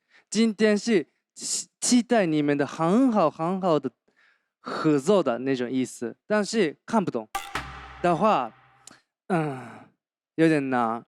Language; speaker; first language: Chinese; non-native, learner; Japanese